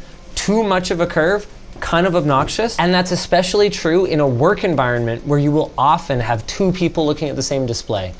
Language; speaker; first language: English; native; English